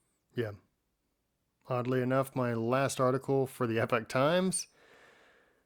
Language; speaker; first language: English; native; English